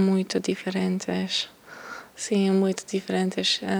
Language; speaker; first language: Portuguese; non-native, learner; Polish